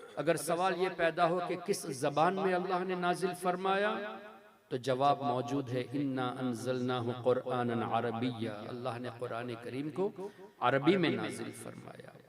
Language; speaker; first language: Urdu; non-native, fluent; Tamil